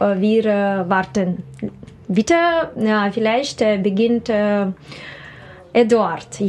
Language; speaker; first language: German; non-native, learner; Russian